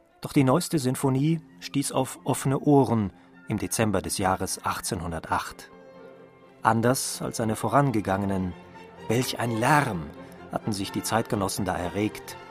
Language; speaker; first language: German; native; German